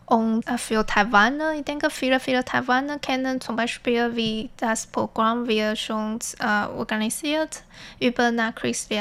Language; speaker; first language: German; non-native, fluent; Chinese